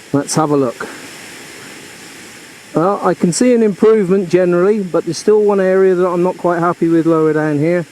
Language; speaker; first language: English; native; English